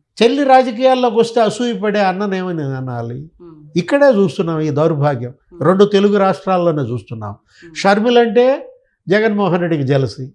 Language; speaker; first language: Telugu; native; Telugu